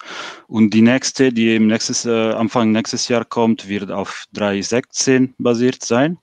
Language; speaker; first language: German; non-native, fluent; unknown